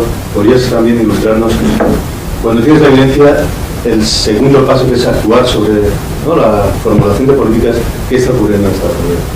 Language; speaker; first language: Spanish; native; Spanish